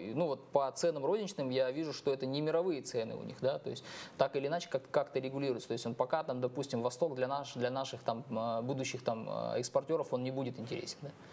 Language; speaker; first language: Russian; native; Russian